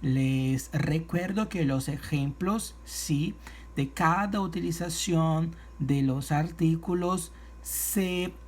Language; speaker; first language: Spanish; non-native, fluent; Portuguese